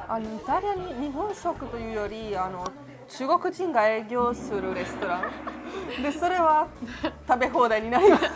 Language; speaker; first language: Japanese; non-native, fluent; Italian